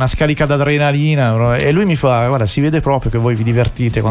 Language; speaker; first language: Italian; native; Italian